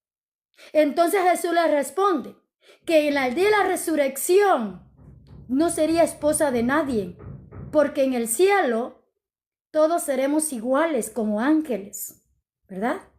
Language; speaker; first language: Spanish; native; Spanish